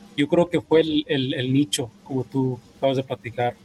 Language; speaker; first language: Spanish; early bilingual, heritage; Spanish